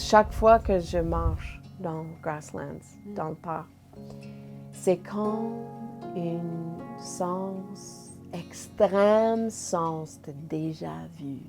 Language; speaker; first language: French; non-native, local second language; English